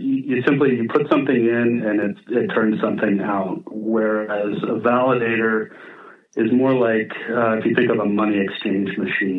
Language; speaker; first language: English; native; English